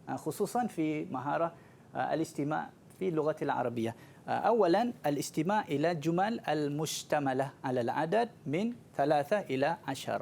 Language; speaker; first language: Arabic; non-native, fluent; Malay